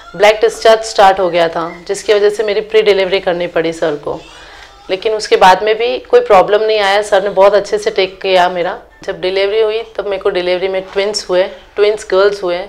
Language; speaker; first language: Hindi; non-native, local second language; Gujarati